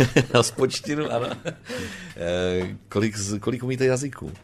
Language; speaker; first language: Czech; native; Czech